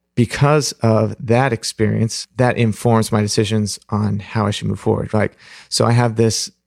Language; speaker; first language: English; native; English